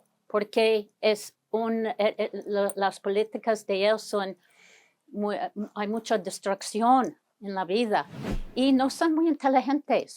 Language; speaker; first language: Spanish; non-native, learner; English